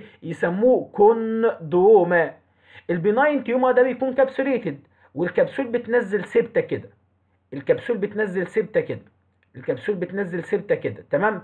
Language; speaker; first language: Arabic; native; Arabic